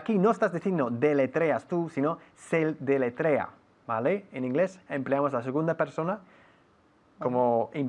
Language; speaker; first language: Spanish; non-native, fluent; English